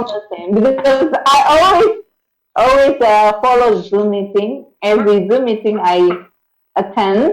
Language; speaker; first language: English; non-native, learner; Indonesian